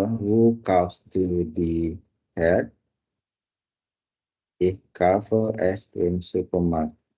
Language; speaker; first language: German; non-native, learner; Indonesian